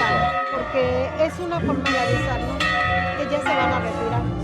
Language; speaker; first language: Spanish; native; Spanish